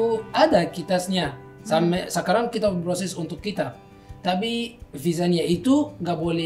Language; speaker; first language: Indonesian; non-native, learner; Arabic